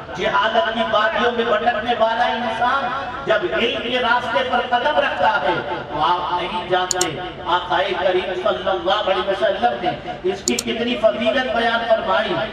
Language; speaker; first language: Urdu; native; Urdu